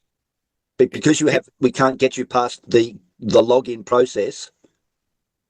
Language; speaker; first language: English; native; English